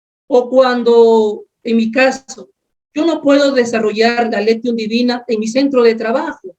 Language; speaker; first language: Spanish; native; Spanish